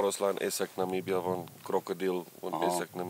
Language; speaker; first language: Hungarian; non-native, learner; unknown